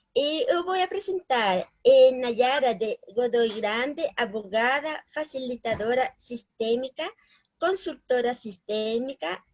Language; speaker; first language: Portuguese; non-native, learner; Spanish